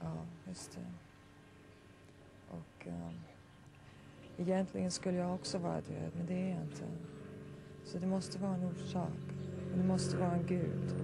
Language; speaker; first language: Swedish; early bilingual, heritage; Swedish